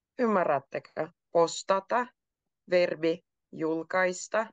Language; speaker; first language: Finnish; native; Finnish